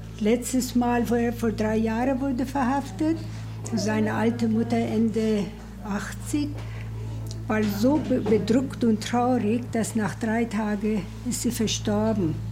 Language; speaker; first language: German; non-native, fluent; Persian